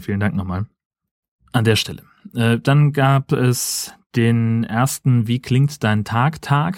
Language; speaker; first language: German; native; German